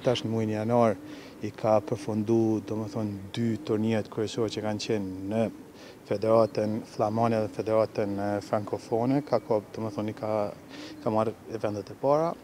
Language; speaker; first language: Albanian; native; Albanian